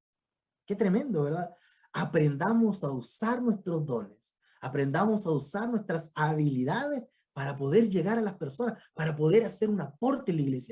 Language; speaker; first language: Spanish; native; Spanish